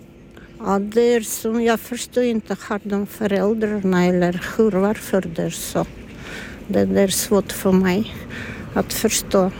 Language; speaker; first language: Swedish; non-native, learner; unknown